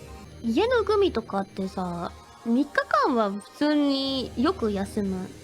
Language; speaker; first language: Japanese; non-native, fluent; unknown